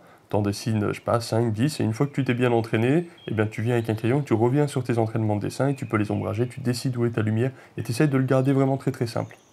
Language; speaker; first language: French; native; French